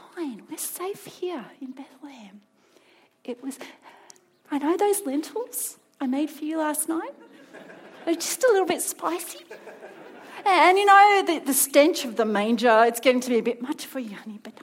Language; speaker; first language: English; native; English